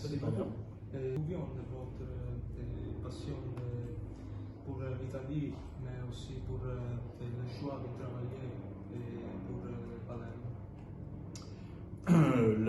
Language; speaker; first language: French; non-native, learner; Italian